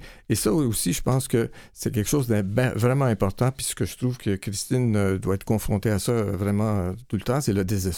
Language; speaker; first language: French; native; French